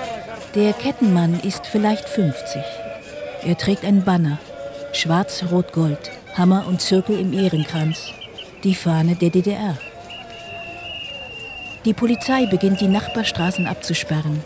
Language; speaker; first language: German; native; German